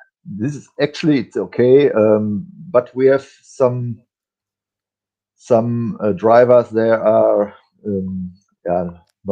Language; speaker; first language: English; non-native, fluent; German